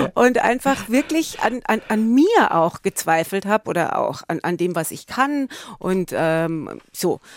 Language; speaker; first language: German; native; German